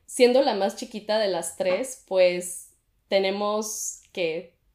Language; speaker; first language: Spanish; early bilingual, heritage; Spanish